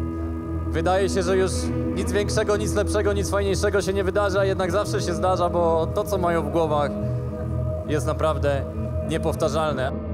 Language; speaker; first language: Polish; native; Polish